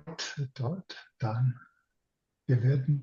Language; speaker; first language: German; non-native, learner; English